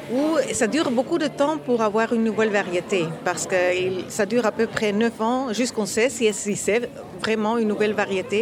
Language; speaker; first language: French; non-native, fluent; Dutch